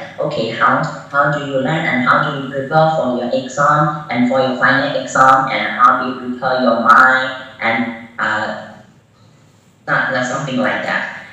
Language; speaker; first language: English; non-native, learner; Burmese